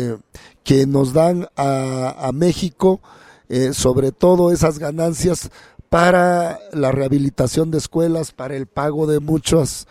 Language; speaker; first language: Spanish; native; Spanish